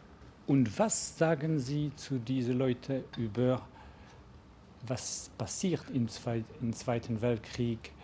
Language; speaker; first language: German; non-native, learner; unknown